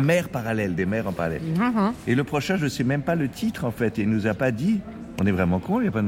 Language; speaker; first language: French; native; French